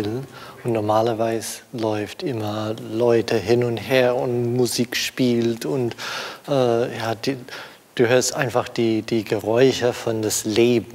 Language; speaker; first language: German; non-native, fluent; English